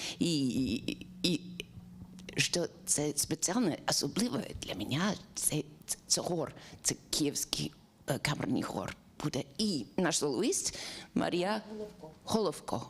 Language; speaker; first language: Ukrainian; non-native, learner; English